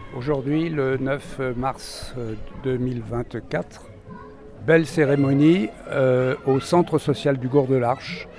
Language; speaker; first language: French; native; French